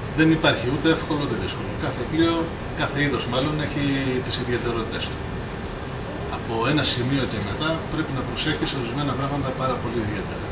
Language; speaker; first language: Greek; early bilingual, heritage; Greek